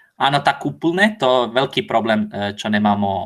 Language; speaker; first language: Slovak; non-native, learner; Croatian